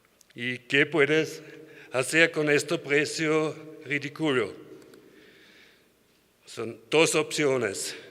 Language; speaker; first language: Spanish; non-native, learner; German